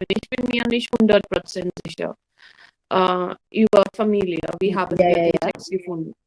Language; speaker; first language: German; non-native, fluent; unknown